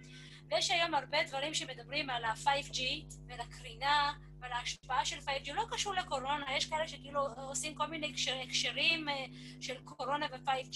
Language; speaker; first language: Hebrew; native; Hebrew